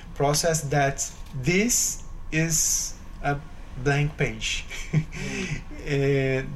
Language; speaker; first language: English; non-native, fluent; Portuguese